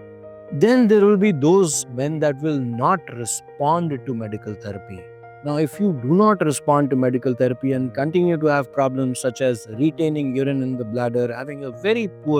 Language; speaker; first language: English; non-native, local second language; Hindi